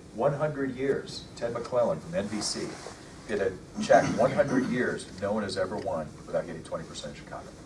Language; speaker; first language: English; native; English